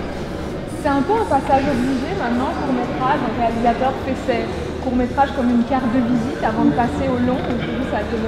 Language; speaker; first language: French; native; French